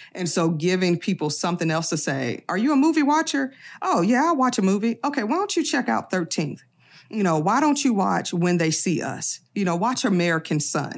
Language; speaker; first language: English; native; English